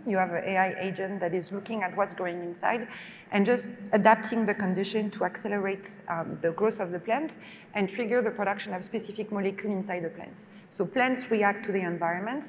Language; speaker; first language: English; non-native, fluent; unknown